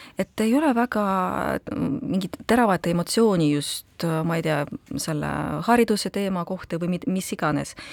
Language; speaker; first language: Estonian; non-native, local second language; Russian